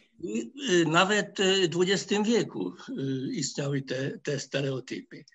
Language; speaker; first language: Polish; non-native, fluent; Hungarian